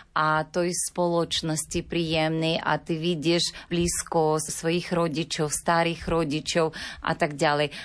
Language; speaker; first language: Slovak; non-native, learner; Ukrainian